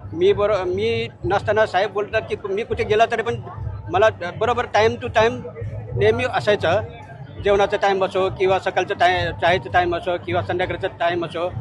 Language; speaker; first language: Marathi; non-native, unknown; Nepali